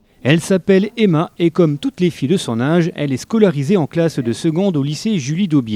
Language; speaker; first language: French; native; French